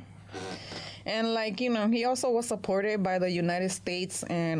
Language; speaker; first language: English; non-native, fluent; Spanish